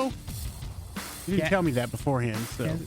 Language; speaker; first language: English; native; English